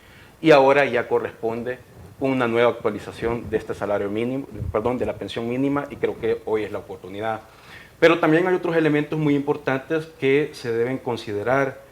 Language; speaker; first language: Spanish; native; Spanish